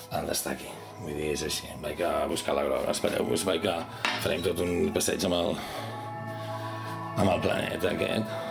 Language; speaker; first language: Catalan; native; Catalan